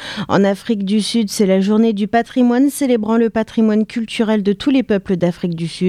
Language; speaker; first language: French; native; French